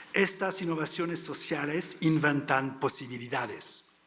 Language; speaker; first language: Spanish; non-native, learner; French